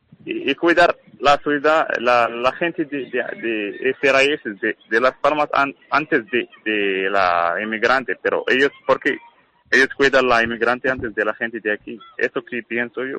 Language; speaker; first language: Spanish; non-native, learner; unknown